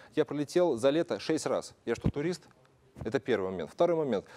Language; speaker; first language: Russian; native; Russian